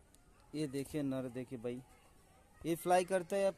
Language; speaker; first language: Hindi; non-native, local second language; Bangla